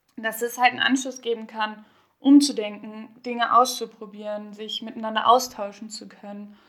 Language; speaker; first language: German; native; German